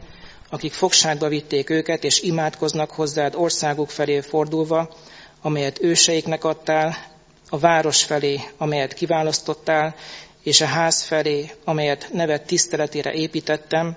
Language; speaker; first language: Hungarian; native; Hungarian